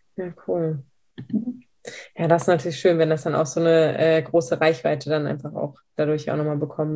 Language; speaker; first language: German; native; German